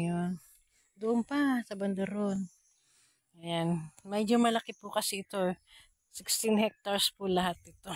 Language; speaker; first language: Filipino; native; Filipino